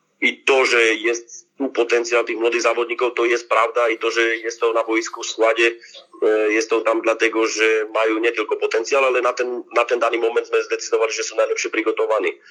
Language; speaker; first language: Polish; non-native, learner; Slovak